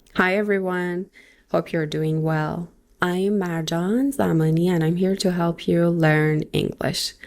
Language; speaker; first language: English; non-native, fluent; Persian